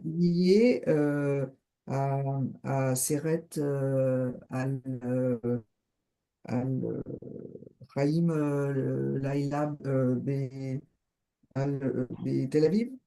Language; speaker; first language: Hebrew; non-native, learner; French